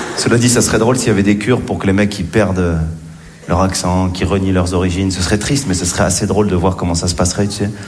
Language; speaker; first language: French; native; French